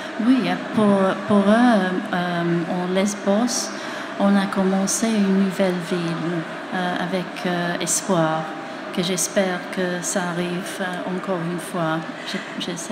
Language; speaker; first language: French; non-native, fluent; English